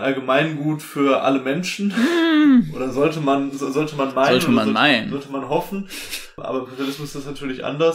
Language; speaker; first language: German; native; German